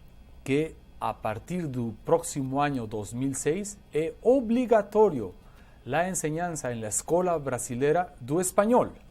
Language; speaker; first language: Portuguese; non-native, learner; Spanish